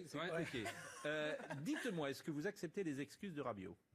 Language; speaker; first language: French; native; French